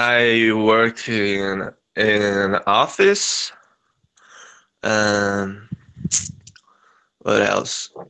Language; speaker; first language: English; non-native, learner; Portuguese